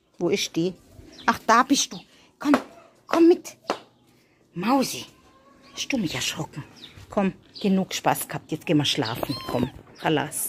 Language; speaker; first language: German; native; German